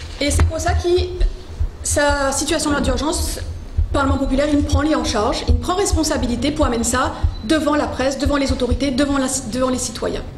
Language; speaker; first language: French; non-native, local second language; Morisyen